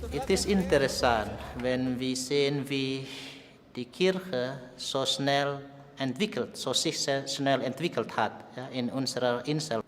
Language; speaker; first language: German; non-native, fluent; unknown